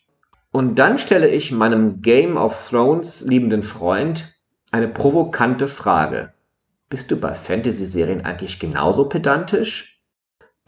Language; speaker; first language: German; native; German